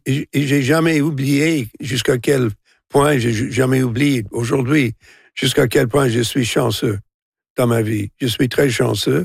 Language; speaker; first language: French; non-native, local second language; English